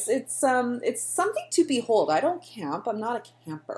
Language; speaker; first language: English; native; English